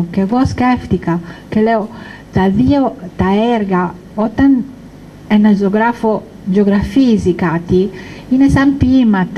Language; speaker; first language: Greek; non-native, learner; Italian